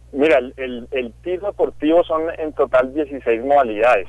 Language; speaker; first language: Spanish; native; Spanish